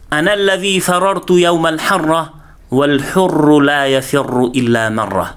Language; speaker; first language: Uzbek; native; Uzbek